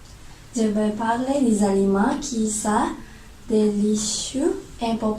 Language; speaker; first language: French; non-native, learner; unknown